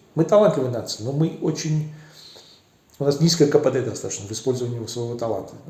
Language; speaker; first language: Russian; early bilingual, other home language; Armenian